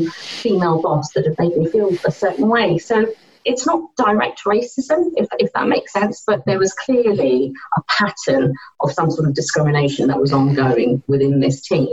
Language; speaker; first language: English; native; English